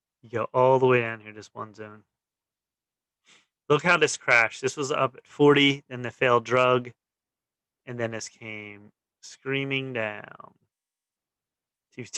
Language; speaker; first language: English; native; English